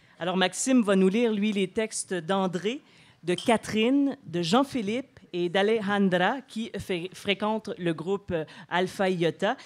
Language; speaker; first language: French; native; French